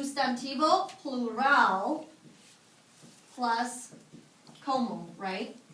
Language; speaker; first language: Spanish; non-native, fluent; English